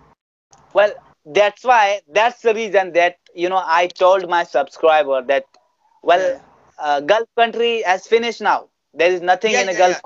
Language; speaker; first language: English; non-native, fluent; Bangla